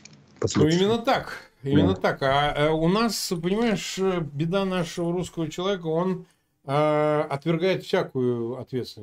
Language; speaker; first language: Russian; native; Russian